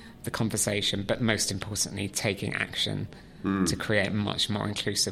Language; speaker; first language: English; native; English